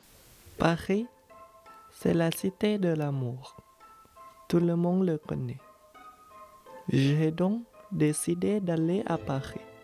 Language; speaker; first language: French; non-native, learner; Thai